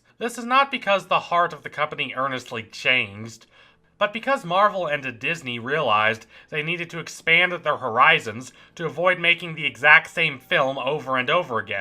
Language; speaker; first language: English; native; English